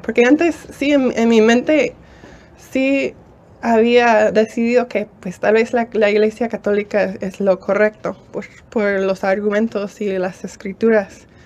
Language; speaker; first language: Spanish; non-native, fluent; English